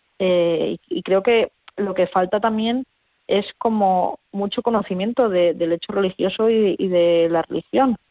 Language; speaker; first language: Spanish; native; Spanish